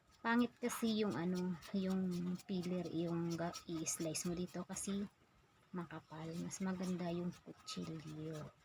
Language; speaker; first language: Filipino; non-native, local second language; Hiligaynon